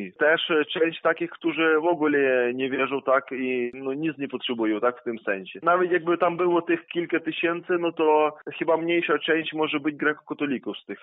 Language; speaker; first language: Polish; non-native, fluent; Ukrainian